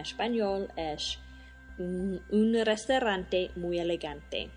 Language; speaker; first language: Spanish; non-native, fluent; English